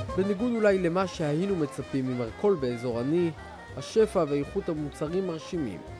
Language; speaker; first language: Hebrew; native; Hebrew